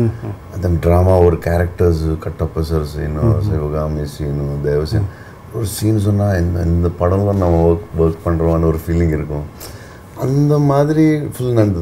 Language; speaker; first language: Tamil; non-native, learner; Telugu